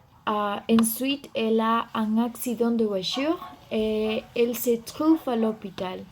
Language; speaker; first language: French; non-native, learner; Spanish